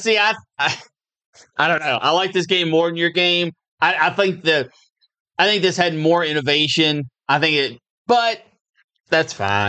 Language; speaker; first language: English; native; English